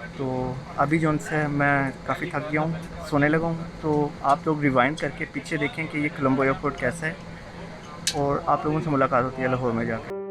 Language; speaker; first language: Urdu; non-native, local second language; Punjabi